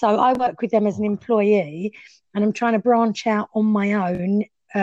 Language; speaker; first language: English; native; English